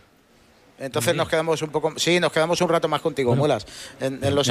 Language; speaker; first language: Spanish; native; Spanish